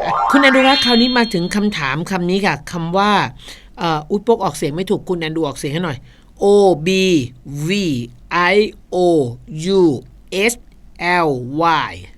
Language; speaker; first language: Thai; native; Thai